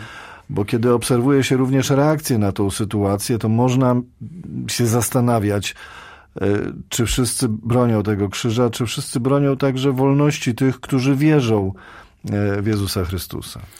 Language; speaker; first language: Polish; native; Polish